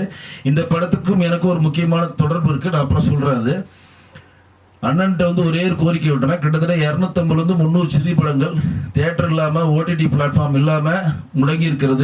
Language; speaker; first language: Tamil; native; Tamil